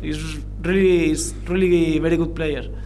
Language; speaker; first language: English; non-native, learner; Spanish